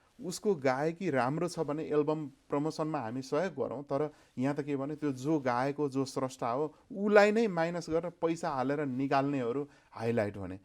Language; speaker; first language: Nepali; native; Nepali